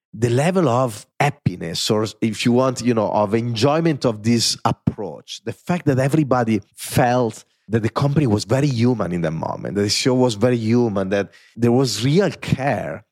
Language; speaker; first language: English; non-native, fluent; Italian